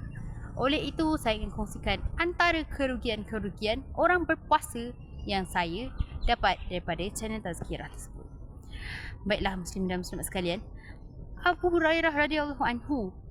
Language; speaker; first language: Malay; native; Malay